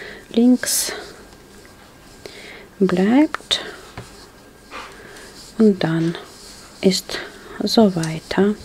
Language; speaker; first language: German; non-native, learner; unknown